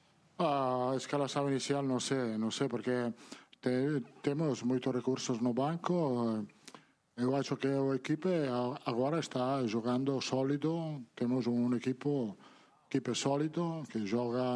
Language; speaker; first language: Portuguese; non-native, learner; Italian